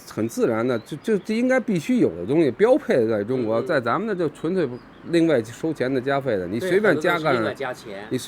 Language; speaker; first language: Chinese; native; Chinese